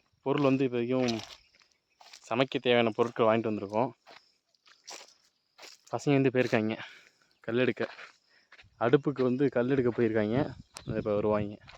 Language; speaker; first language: Tamil; native; Tamil